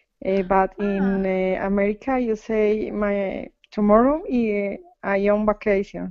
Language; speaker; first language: English; non-native, learner; Spanish